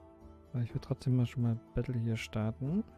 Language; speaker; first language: German; native; German